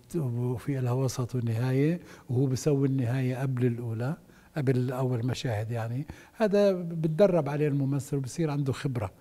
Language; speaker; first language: Arabic; native; Arabic